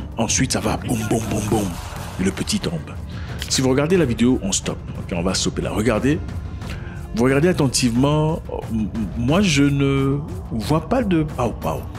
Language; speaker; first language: French; non-native, local second language; Lingala